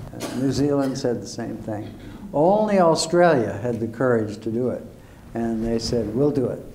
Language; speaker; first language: English; native; English